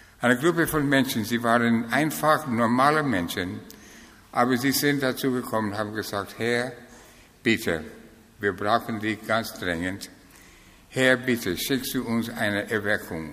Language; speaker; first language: German; non-native, fluent; English